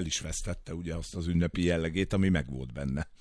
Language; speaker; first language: Hungarian; native; Hungarian